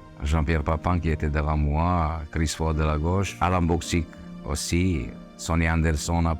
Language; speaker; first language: French; non-native, fluent; Serbian